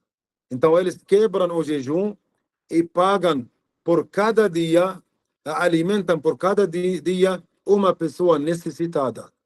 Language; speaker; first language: Portuguese; non-native, fluent; Arabic